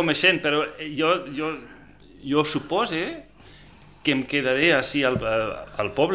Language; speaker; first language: Catalan; non-native, fluent; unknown